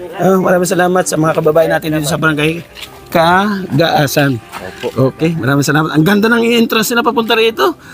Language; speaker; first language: Filipino; non-native, local second language; Cebuano